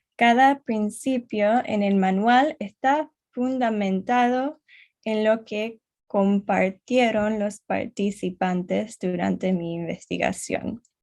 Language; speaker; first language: Spanish; non-native, learner; English